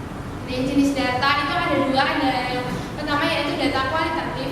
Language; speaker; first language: Indonesian; native; Indonesian